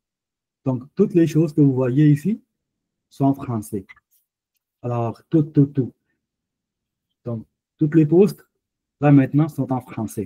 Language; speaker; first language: French; non-native, fluent; Hindi